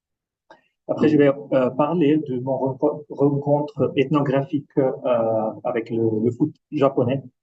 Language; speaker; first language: French; non-native, fluent; Italian